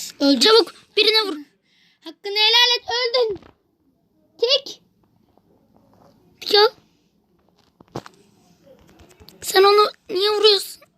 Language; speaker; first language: Turkish; native; Turkish